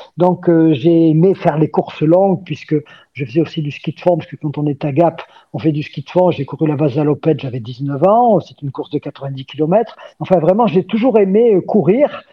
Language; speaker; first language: French; native; French